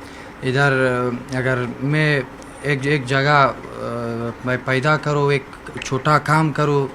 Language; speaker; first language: Hindi; non-native, learner; Persian